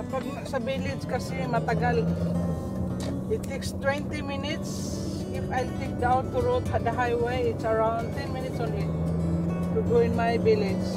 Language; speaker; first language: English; non-native, local second language; Filipino